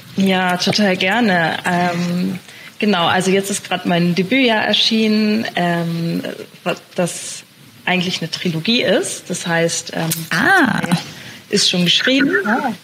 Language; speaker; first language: German; native; German